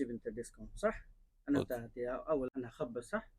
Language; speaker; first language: Arabic; non-native, learner; Bangla